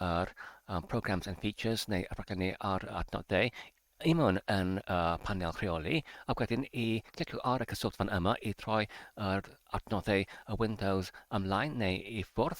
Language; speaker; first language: Welsh; non-native, learner; English